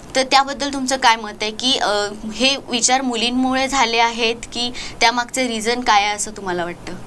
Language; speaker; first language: Marathi; native; Marathi